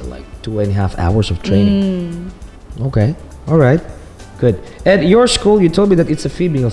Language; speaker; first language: English; non-native, local second language; Filipino